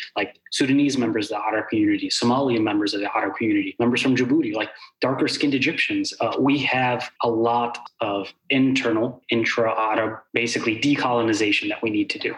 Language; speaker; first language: English; early bilingual, other home language; Arabic